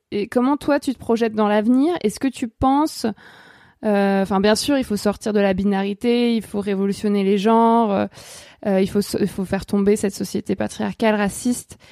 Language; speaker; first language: French; native; French